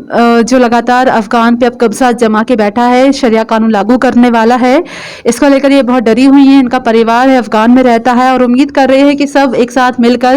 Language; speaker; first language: Hindi; native; Hindi